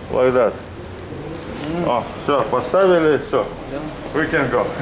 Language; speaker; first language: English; non-native, learner; Russian